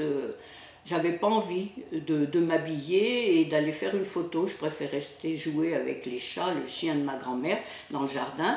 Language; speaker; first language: French; native; French